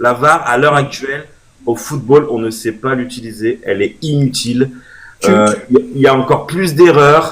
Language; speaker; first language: French; native; French